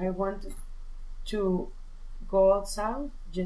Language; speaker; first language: English; non-native, learner; Spanish